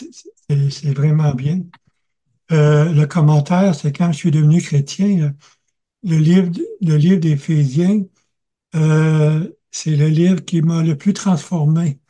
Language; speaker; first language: French; native; French